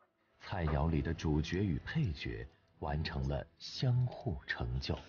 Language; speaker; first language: Chinese; native; Chinese